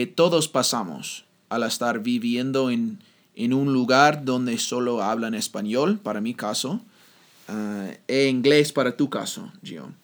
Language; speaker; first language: Spanish; non-native, fluent; English